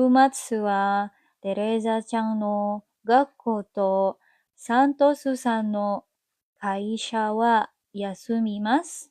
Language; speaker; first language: Japanese; non-native, learner; Indonesian